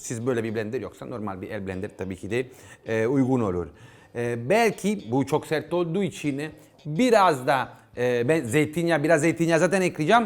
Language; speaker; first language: Turkish; non-native, fluent; Italian